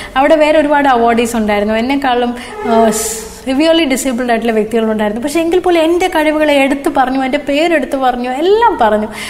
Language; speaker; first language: Malayalam; early bilingual, other home language; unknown